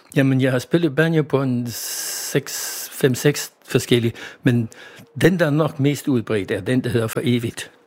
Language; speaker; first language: Danish; non-native, fluent; English